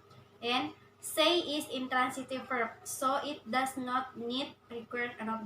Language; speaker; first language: English; non-native, learner; Indonesian